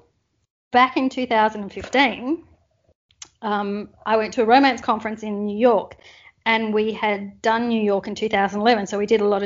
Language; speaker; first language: English; native; English